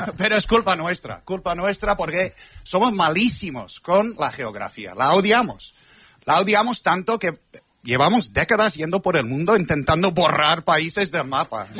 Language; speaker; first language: Spanish; non-native, fluent; English